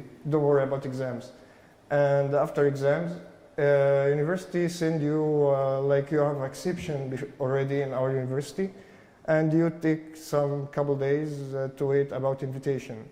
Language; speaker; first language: English; non-native, learner; Arabic